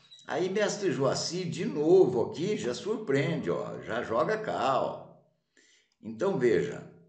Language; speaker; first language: Portuguese; native; Portuguese